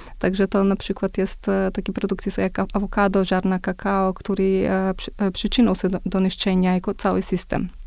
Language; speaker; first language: Polish; non-native, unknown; Macedonian